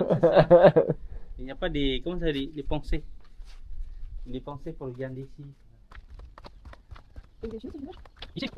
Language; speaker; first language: French; non-native, learner; Balinese